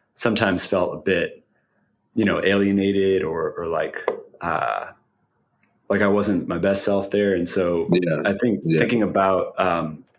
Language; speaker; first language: English; native; English